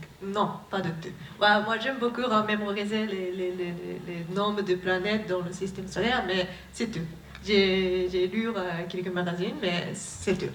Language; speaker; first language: French; non-native, learner; Japanese